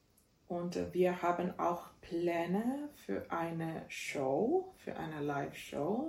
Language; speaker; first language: German; non-native, fluent; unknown